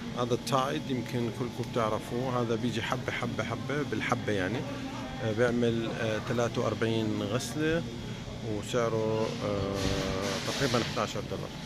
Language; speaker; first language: Arabic; native; Arabic